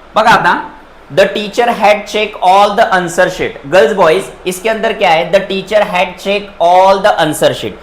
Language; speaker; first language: Hindi; non-native, local second language; Marathi